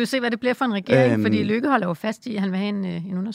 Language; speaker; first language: Danish; native; Danish